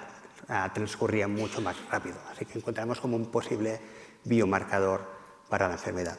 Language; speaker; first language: Spanish; native; Spanish